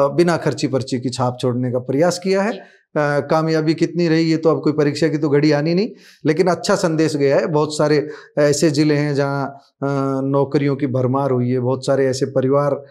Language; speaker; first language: Hindi; native; Hindi